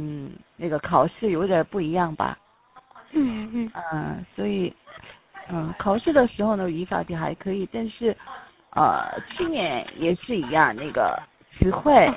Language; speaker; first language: Chinese; non-native, fluent; Korean